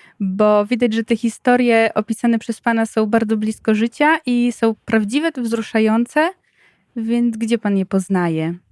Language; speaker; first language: Polish; native; Polish